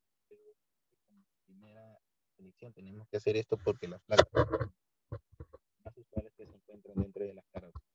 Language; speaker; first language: Spanish; native; Spanish